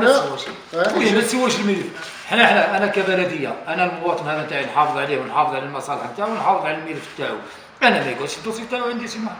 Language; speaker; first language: Arabic; native; Arabic